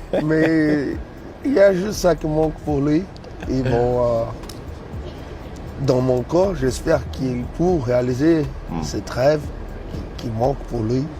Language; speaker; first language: French; non-native, fluent; Portuguese